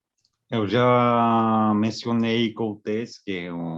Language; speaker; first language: Portuguese; non-native, fluent; French